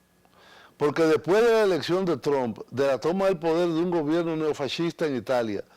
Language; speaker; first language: Spanish; native; Spanish